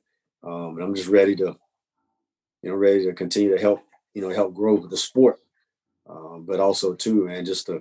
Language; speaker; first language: English; native; English